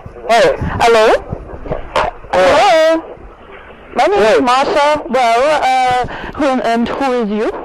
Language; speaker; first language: English; non-native, learner; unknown